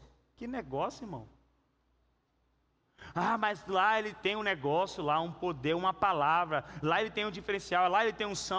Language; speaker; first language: Portuguese; native; Portuguese